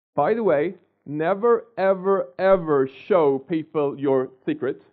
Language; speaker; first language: English; non-native, fluent; Swedish